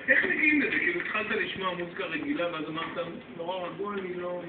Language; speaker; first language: Hebrew; native; Hebrew